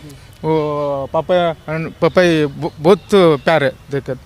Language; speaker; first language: Hindi; non-native, local second language; Kannada